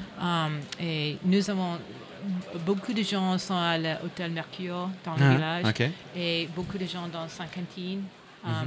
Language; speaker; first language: French; non-native, learner; English